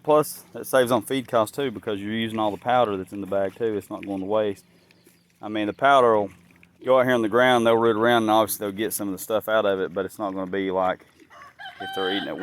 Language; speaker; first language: English; native; English